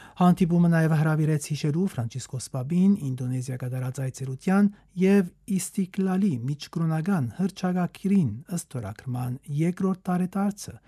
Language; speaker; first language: Armenian; native; Armenian